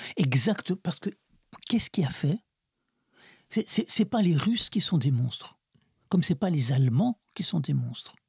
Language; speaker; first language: French; early bilingual, other home language; Russian